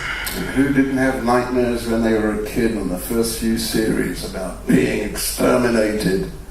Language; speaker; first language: English; native; English